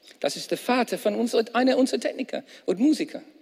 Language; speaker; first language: German; non-native, fluent; English